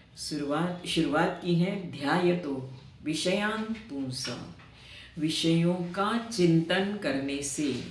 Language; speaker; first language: Hindi; non-native, local second language; Marathi